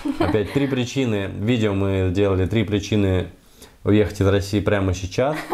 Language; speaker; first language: Russian; native; Russian